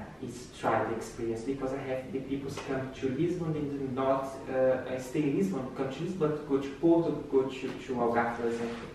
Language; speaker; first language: English; non-native, learner; Portuguese